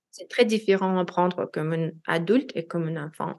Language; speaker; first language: French; non-native, learner; Russian